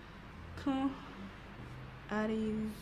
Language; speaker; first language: French; non-native, learner; English